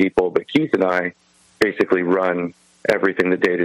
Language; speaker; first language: English; native; English